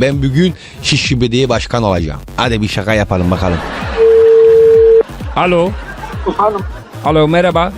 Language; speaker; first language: Turkish; non-native, learner; Italian